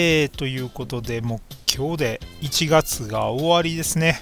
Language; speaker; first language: Japanese; native; Japanese